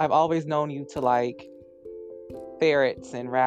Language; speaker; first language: English; native; English